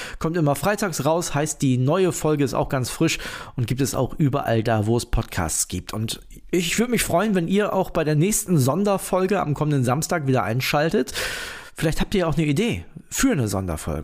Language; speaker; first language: German; native; German